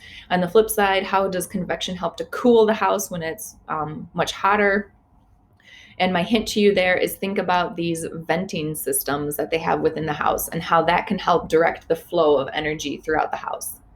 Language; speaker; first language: English; native; English